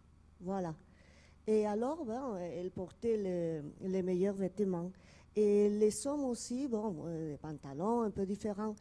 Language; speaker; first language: French; non-native, fluent; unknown